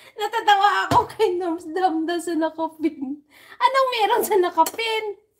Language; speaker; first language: Filipino; non-native, local second language; Hiligaynon